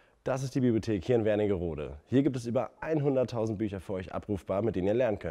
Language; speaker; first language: German; native; German